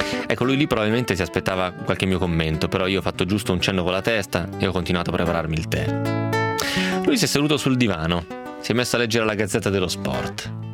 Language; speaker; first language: Italian; native; Italian